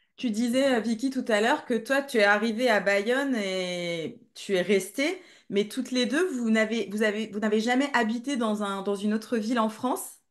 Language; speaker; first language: French; native; French